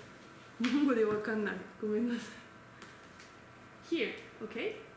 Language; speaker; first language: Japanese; non-native, learner; French